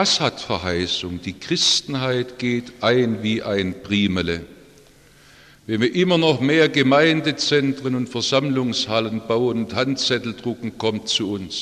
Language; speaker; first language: German; native; German